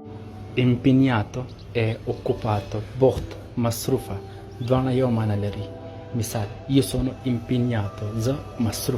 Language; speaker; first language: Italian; non-native, fluent; Pashto